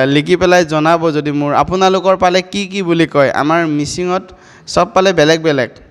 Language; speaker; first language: Assamese; non-native, local second language; Mising